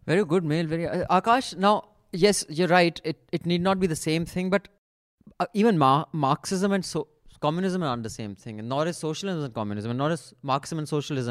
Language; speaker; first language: English; non-native, local second language; Hindi